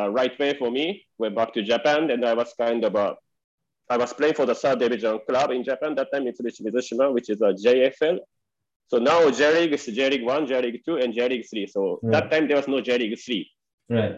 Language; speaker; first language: English; non-native, fluent; Japanese